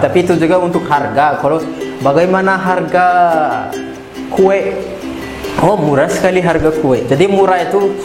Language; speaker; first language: Indonesian; non-native, fluent; Malagasy